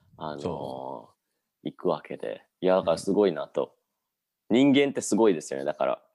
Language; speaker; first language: Japanese; native; Japanese